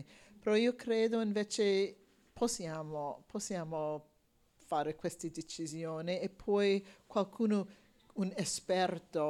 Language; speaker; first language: Italian; non-native, learner; English